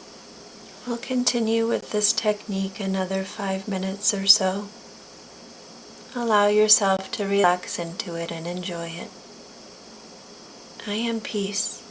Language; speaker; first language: English; native; English